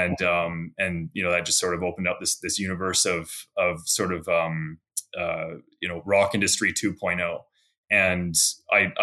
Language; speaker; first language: English; native; English